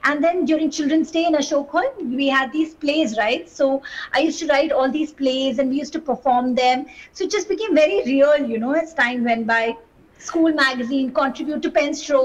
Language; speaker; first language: English; non-native, local second language; Hindi